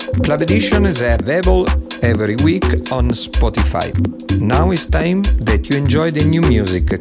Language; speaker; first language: English; non-native, learner; Italian